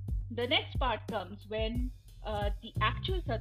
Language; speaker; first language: English; non-native, local second language; Bangla